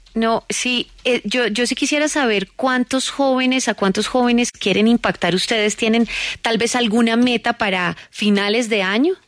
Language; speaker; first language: Spanish; native; Spanish